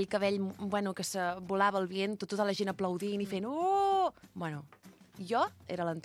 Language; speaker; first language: Catalan; native; Catalan